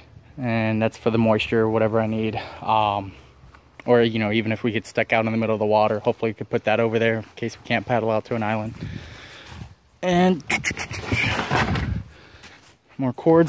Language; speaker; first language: English; native; English